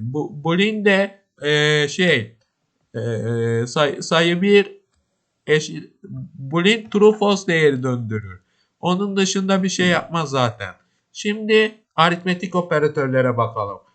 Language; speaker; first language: Turkish; native; Turkish